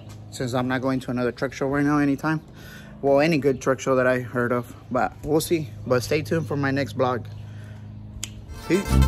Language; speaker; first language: English; early bilingual, other home language; Spanish